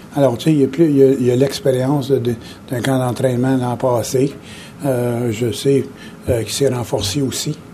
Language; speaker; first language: French; native; French